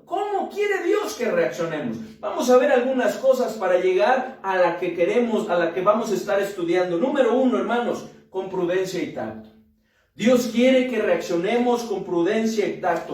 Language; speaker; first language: Spanish; native; Spanish